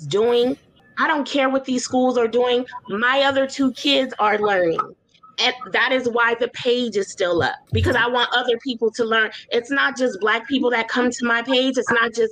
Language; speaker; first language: English; native; English